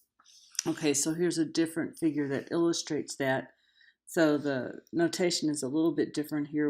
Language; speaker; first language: English; native; English